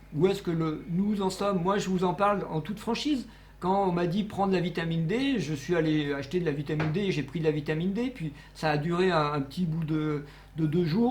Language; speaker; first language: French; native; French